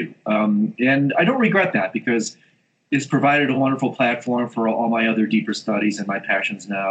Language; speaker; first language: English; native; English